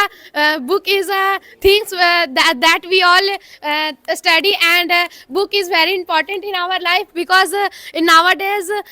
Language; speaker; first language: English; non-native, learner; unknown